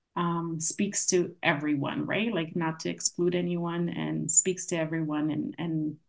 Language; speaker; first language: English; non-native, fluent; Polish